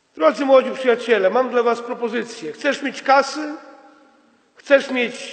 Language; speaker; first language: Polish; native; Polish